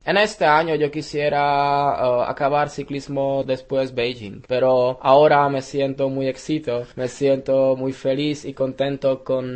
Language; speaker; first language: Spanish; non-native, learner; Czech